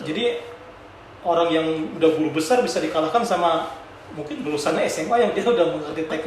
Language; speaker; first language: Indonesian; native; Indonesian